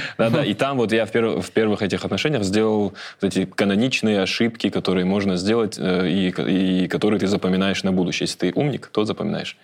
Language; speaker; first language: Russian; native; Russian